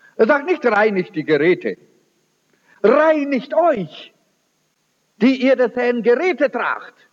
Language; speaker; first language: German; early bilingual, heritage; German